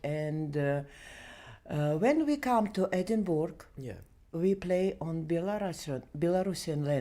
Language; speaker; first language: English; non-native, learner; Belarusian